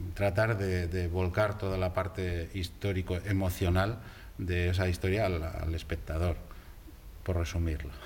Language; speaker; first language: Spanish; native; Spanish